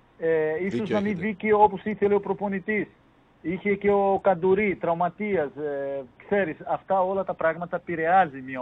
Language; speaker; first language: Greek; non-native, fluent; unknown